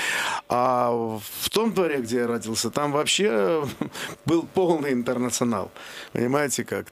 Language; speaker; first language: Russian; non-native, local second language; Azerbaijani